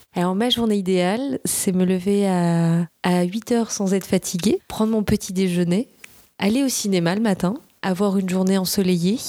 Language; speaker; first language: French; native; French